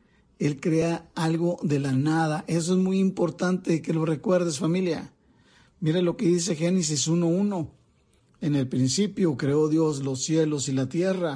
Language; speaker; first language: Spanish; native; Spanish